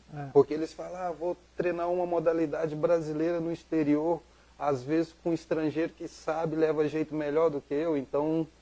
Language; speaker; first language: Portuguese; native; Portuguese